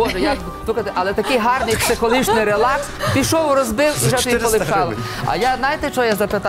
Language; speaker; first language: Ukrainian; native; Ukrainian